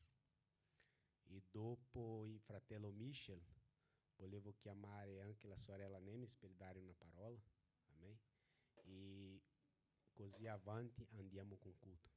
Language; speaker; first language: Italian; non-native, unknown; Portuguese